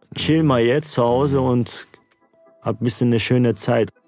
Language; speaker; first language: German; non-native, local second language; Turkish